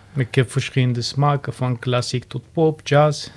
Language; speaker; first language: Dutch; non-native, fluent; Armenian